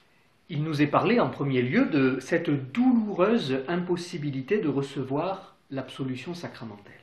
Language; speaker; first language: French; native; French